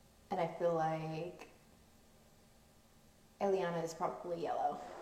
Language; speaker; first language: English; early bilingual, other home language; Spanish